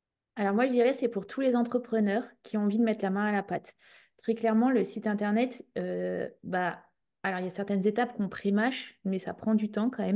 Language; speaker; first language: French; native; French